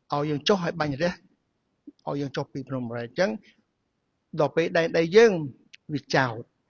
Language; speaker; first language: Khmer; native; Khmer